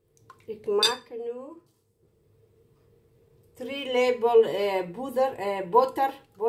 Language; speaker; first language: Dutch; non-native, learner; Somali